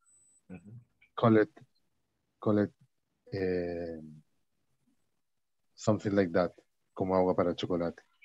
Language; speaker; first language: English; non-native, learner; Spanish